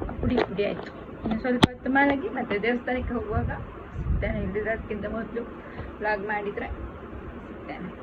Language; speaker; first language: Kannada; non-native, local second language; Tulu